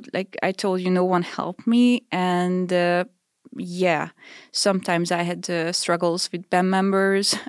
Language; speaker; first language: English; non-native, fluent; Hungarian